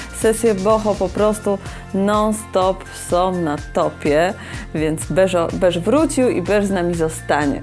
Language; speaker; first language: Polish; native; Polish